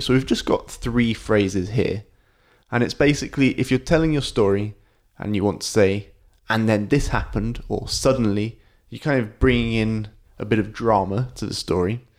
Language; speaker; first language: English; native; English